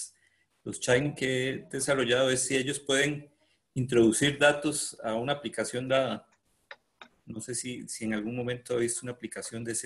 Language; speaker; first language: Spanish; native; Spanish